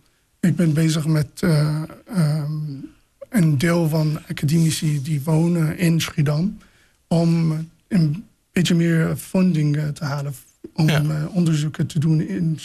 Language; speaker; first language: Dutch; non-native, fluent; English